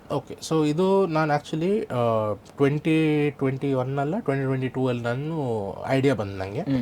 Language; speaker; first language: Kannada; non-native, local second language; Konkani